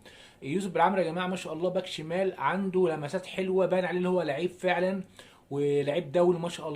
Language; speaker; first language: Arabic; native; Arabic